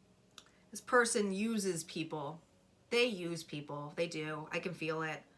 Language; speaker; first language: English; native; English